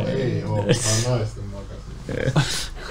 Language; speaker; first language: Finnish; native; Finnish